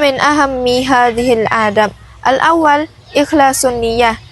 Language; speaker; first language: Arabic; non-native, learner; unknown